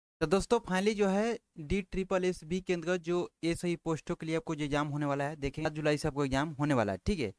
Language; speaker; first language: Hindi; native; Hindi